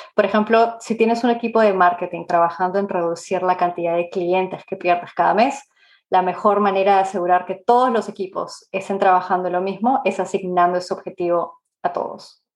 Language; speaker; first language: Spanish; native; Spanish